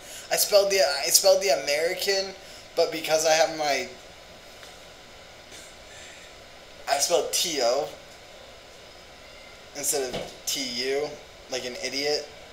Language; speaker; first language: English; native; English